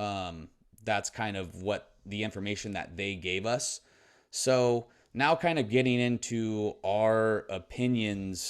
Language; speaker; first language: English; native; English